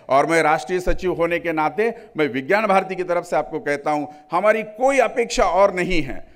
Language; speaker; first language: Hindi; non-native, local second language; Marathi